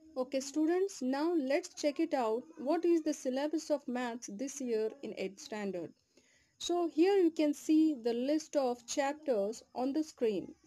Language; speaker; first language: English; non-native, local second language; Kannada